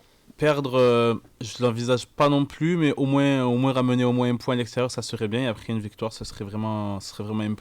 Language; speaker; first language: French; native; French